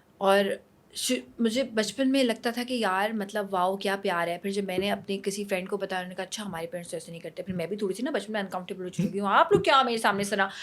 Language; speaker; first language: Urdu; native; Urdu